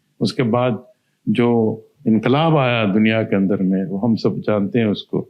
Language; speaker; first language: Urdu; non-native, local second language; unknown